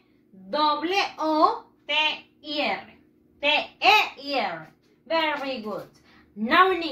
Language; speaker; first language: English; non-native, fluent; Spanish